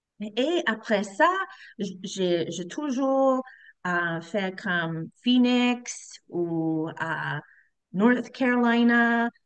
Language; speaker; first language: French; non-native, learner; English